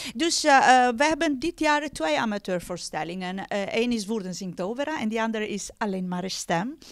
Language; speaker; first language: Dutch; non-native, fluent; Italian